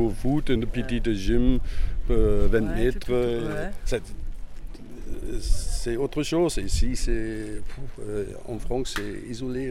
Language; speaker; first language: French; non-native, learner; German